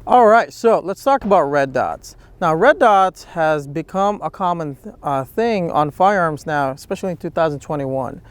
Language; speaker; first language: English; native; English